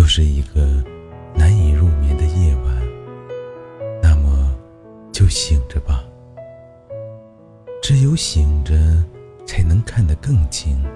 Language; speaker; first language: Chinese; native; Chinese